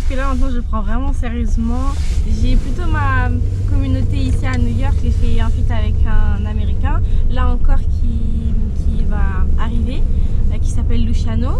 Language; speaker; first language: French; native; French